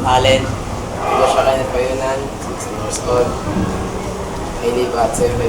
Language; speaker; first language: English; non-native, local second language; Filipino